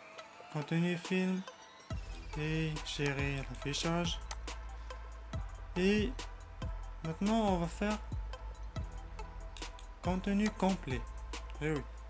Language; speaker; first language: French; non-native, learner; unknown